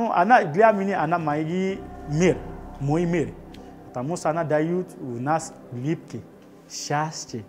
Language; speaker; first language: Russian; non-native, learner; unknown